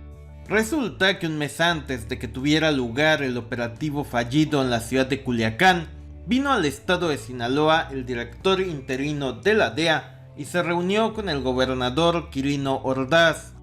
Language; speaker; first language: Spanish; native; Spanish